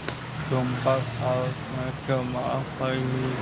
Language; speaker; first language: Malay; non-native, local second language; Balinese